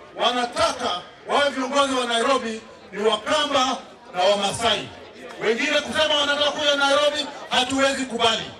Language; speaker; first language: Swahili; non-native, local second language; Luo (Kenya and Tanzania)